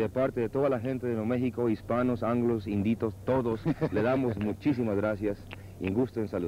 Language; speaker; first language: Spanish; native; Spanish